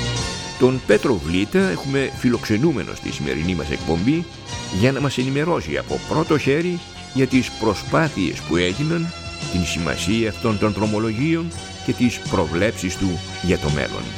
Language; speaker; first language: Greek; native; Greek